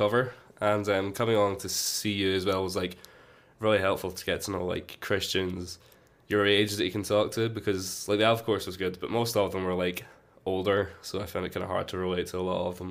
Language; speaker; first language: English; native; English